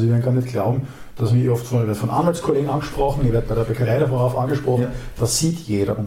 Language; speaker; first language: German; native; German